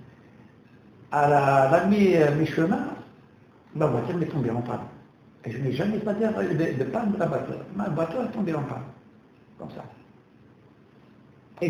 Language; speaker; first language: French; non-native, local second language; Kabyle